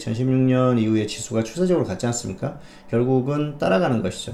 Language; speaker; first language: Korean; native; Korean